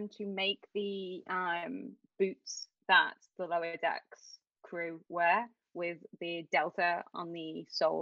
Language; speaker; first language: English; native; English